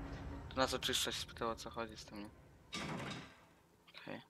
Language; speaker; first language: German; early bilingual, other home language; Polish